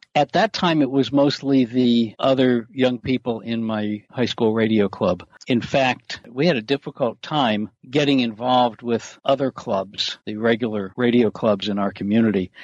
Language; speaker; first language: English; native; English